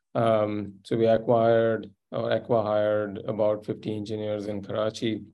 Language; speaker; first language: English; non-native, local second language; Sindhi